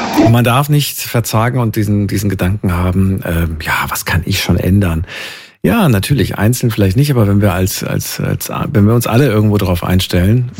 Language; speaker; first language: German; native; German